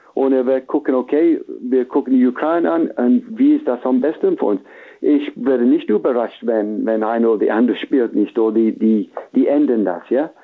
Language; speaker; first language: German; non-native, fluent; English